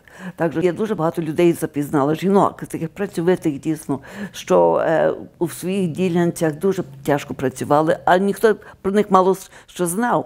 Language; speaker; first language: Ukrainian; early bilingual, heritage; Ukrainian